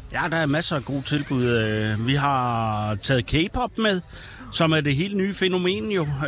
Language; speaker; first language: Danish; native; Danish